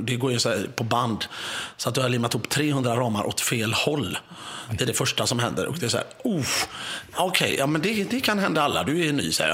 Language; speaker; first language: Swedish; native; Swedish